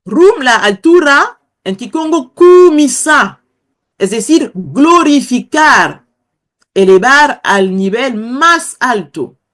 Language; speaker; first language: Spanish; non-native, fluent; Kongo